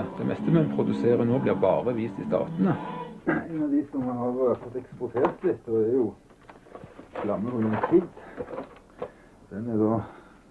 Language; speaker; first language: Norwegian; native; Norwegian